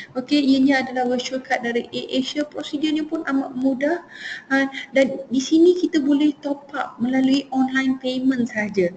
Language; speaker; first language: Malay; native; Malay